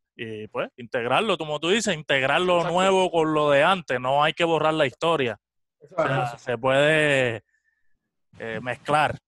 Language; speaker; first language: Spanish; native; Spanish